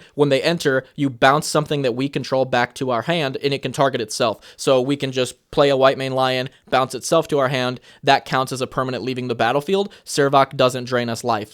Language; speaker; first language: English; native; English